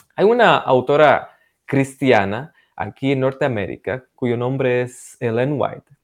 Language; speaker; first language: Spanish; non-native, fluent; Romanian